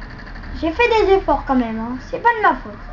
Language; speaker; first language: French; native; French